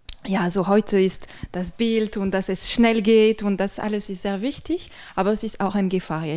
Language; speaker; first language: German; non-native, fluent; French